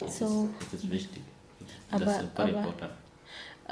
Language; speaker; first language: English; non-native, learner; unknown